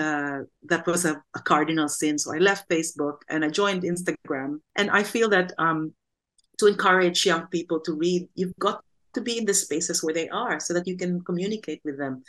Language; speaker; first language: English; non-native, local second language; Filipino